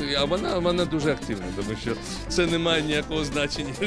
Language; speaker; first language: Ukrainian; non-native, learner; Georgian